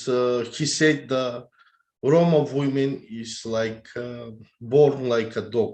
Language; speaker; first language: English; non-native, learner; Bulgarian